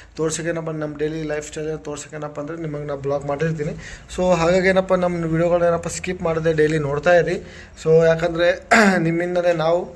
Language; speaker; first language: Kannada; non-native, local second language; Lambadi